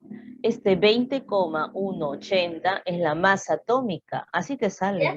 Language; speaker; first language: Spanish; native; Spanish